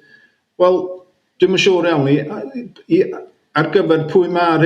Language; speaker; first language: Welsh; native; Welsh